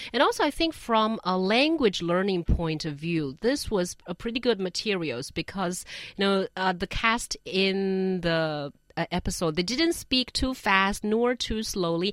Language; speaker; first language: English; non-native, fluent; Chinese